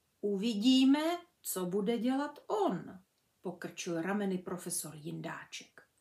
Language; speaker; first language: Czech; native; Czech